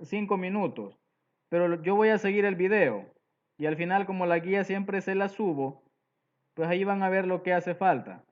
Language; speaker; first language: Spanish; native; Spanish